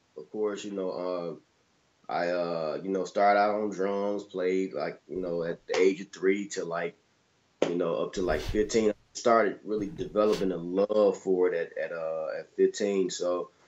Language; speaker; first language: English; native; English